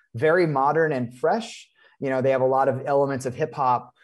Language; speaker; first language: English; native; English